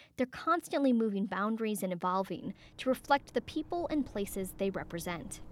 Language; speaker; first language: English; native; English